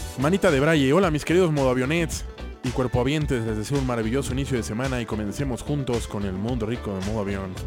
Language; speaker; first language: Spanish; native; Spanish